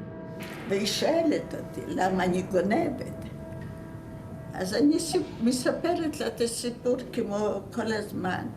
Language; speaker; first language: Hebrew; non-native, fluent; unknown